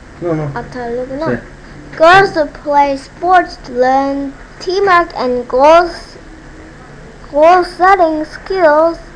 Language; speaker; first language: English; non-native, learner; Korean